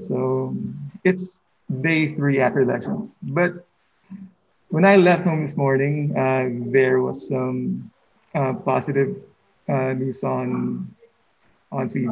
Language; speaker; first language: English; non-native, local second language; Filipino